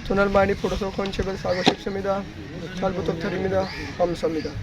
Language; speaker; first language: Korean; non-native, learner; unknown